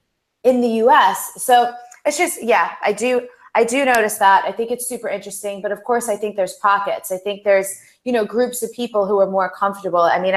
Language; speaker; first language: English; native; English